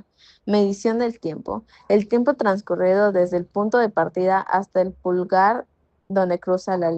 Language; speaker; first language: Spanish; native; Spanish